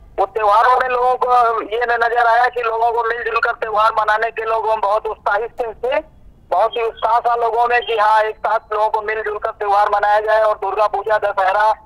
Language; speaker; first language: Hindi; native; Hindi